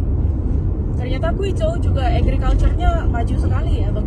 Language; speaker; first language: Indonesian; native; Indonesian